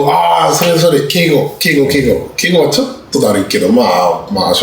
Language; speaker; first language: Japanese; non-native, fluent; English